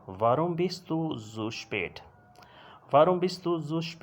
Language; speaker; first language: German; non-native, learner; Urdu